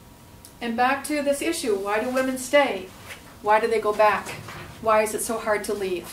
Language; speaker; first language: English; native; English